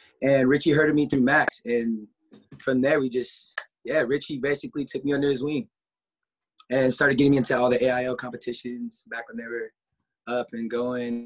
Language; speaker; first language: English; native; English